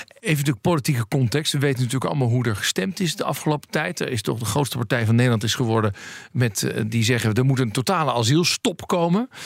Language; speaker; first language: Dutch; native; Dutch